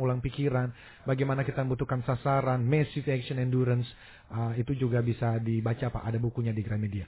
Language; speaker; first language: Indonesian; native; Indonesian